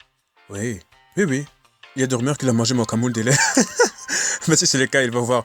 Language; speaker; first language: French; native; French